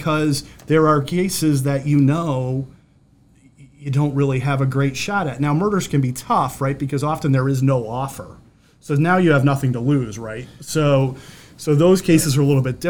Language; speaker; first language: English; native; English